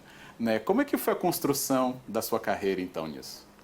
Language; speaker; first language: Portuguese; native; Portuguese